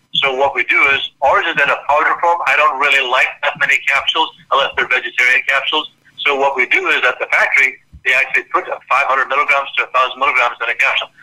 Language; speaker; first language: English; native; English